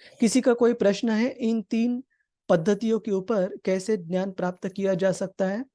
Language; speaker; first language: Hindi; non-native, local second language; Marathi